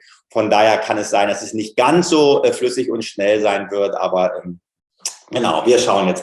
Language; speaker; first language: German; native; German